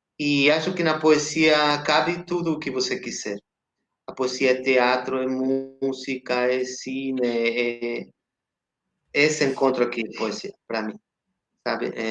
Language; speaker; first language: Portuguese; non-native, fluent; Spanish